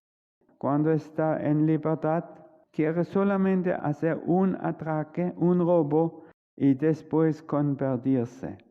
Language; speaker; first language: Spanish; non-native, fluent; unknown